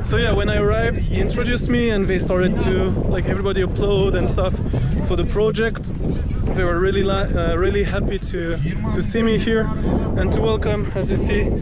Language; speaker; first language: English; non-native, fluent; French